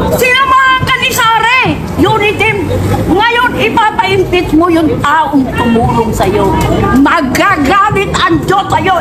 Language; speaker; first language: Filipino; non-native, local second language; Iloko